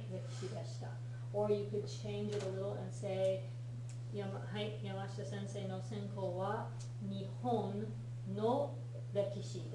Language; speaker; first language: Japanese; non-native, fluent; English